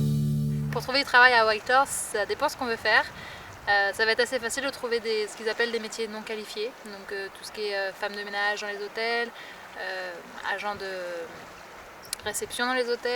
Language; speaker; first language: French; native; French